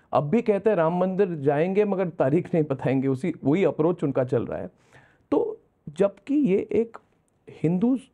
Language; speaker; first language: Hindi; non-native, local second language; Bangla